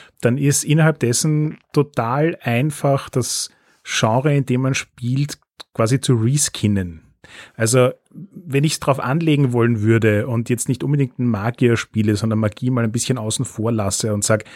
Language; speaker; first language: German; native; German